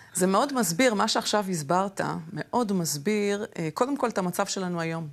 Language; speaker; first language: Hebrew; native; Hebrew